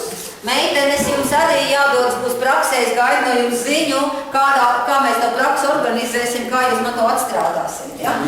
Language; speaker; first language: Latvian; native; Latvian